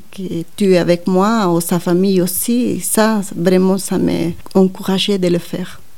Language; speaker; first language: French; non-native, learner; Spanish